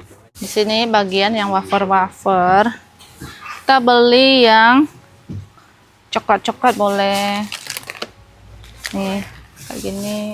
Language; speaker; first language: Indonesian; native; Indonesian